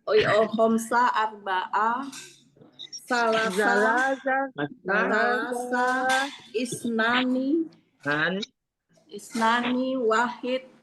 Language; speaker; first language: Arabic; non-native, learner; Indonesian